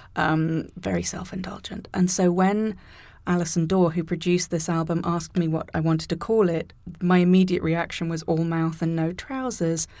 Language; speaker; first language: English; native; English